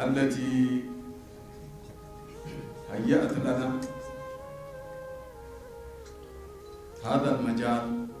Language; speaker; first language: Arabic; non-native, fluent; Amharic